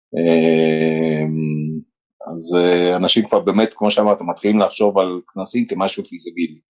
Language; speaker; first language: Hebrew; early bilingual, other home language; Romanian